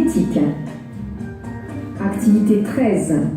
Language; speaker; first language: French; non-native, learner; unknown